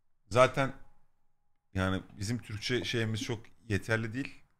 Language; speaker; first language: Turkish; native; Turkish